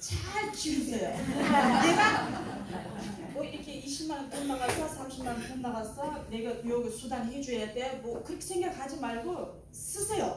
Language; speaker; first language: Korean; non-native, learner; Uzbek